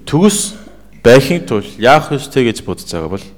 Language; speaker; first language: Mongolian; non-native, fluent; Korean